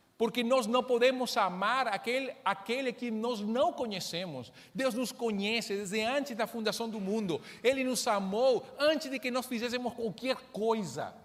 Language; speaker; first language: Portuguese; non-native, fluent; Spanish